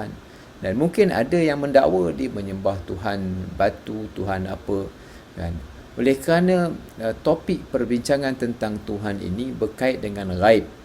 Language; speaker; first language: Malay; native; Malay